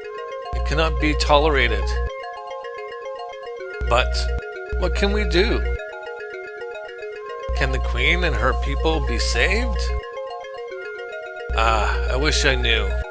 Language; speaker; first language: English; native; English